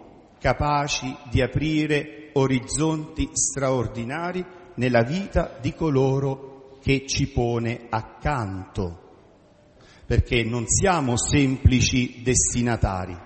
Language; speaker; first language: Italian; native; Italian